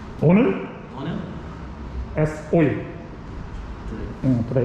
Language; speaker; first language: Spanish; non-native, learner; Korean